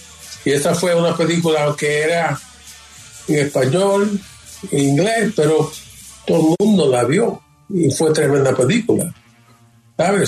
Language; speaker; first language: Spanish; early bilingual, heritage; Spanish